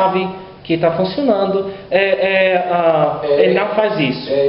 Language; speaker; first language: Portuguese; non-native, learner; English